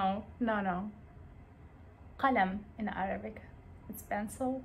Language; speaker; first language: English; non-native, fluent; Arabic